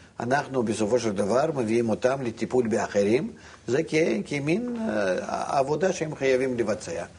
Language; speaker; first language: Hebrew; non-native, fluent; Russian